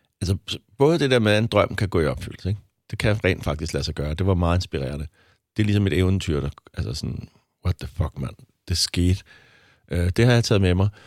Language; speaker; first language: Danish; native; Danish